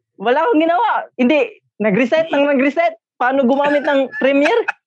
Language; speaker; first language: Filipino; non-native, local second language; Cebuano